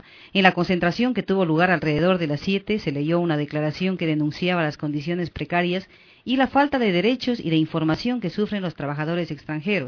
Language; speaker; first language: Spanish; native; Spanish